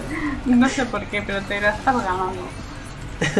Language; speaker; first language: Spanish; native; Spanish